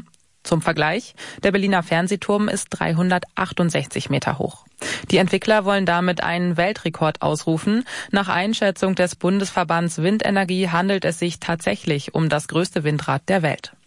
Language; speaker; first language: German; native; German